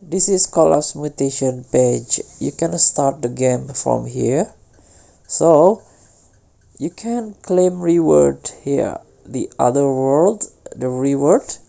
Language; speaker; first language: English; non-native, fluent; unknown